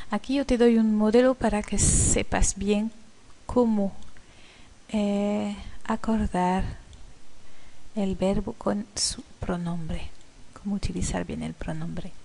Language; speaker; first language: Spanish; non-native, fluent; French